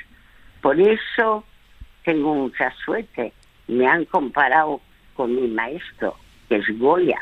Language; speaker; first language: Spanish; non-native, fluent; French